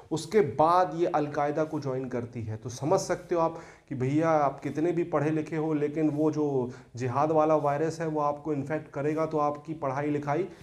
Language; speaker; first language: Hindi; native; Hindi